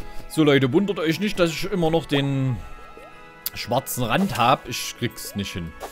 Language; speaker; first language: German; native; German